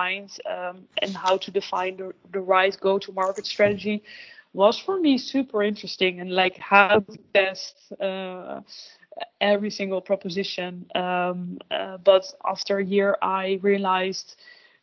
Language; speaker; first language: English; non-native, fluent; Dutch